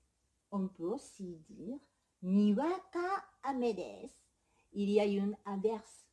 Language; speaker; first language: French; non-native, fluent; Japanese